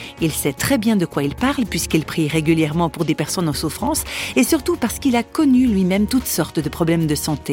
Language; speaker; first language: French; native; French